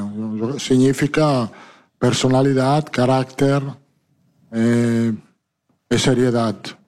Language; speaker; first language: Portuguese; non-native, learner; Italian